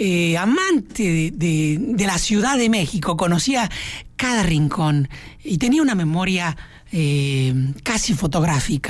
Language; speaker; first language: Spanish; native; Spanish